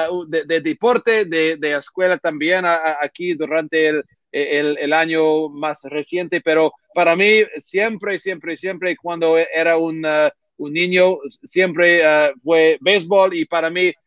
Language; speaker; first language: Spanish; non-native, learner; English